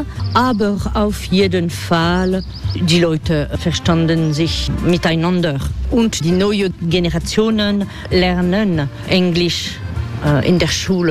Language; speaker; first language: German; non-native, fluent; French